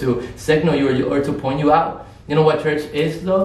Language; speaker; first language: English; non-native, fluent; Spanish